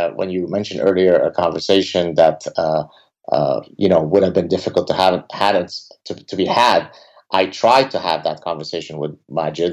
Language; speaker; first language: English; early bilingual, other home language; Arabic